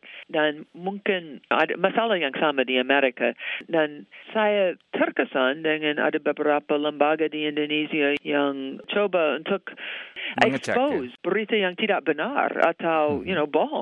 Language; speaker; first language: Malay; non-native, fluent; English